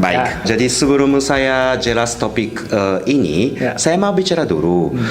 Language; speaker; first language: Indonesian; non-native, fluent; Japanese